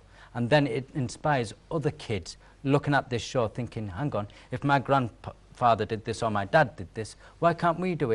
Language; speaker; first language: English; native; English